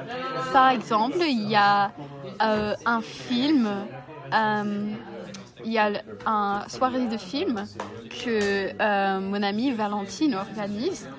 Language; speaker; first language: French; non-native, learner; English